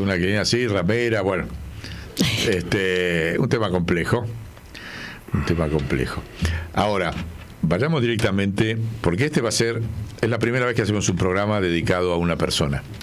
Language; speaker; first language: Spanish; native; Spanish